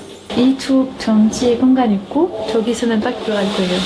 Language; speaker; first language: Korean; native; Korean